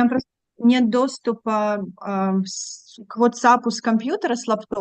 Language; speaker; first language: Russian; native; Russian